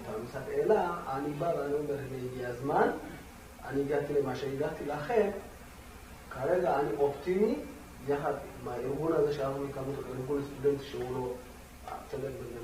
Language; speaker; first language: Hebrew; non-native, fluent; Amharic